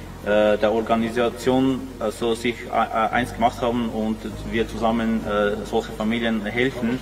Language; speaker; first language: German; non-native, learner; Armenian